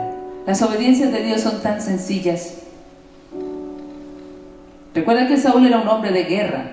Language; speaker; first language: Spanish; native; Spanish